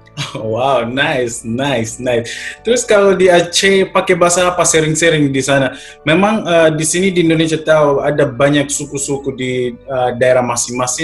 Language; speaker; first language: Indonesian; non-native, learner; English